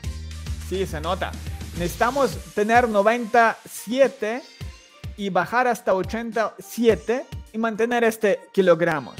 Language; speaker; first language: Spanish; non-native, learner; Ukrainian